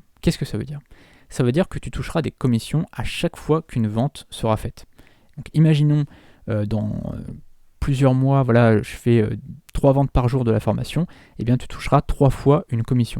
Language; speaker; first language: French; native; French